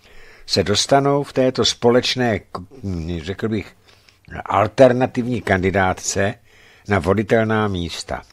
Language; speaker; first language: Czech; native; Czech